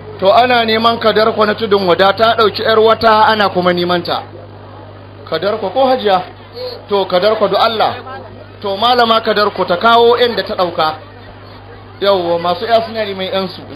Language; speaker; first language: Hausa; native; Hausa